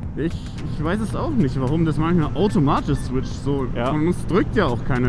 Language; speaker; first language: German; native; German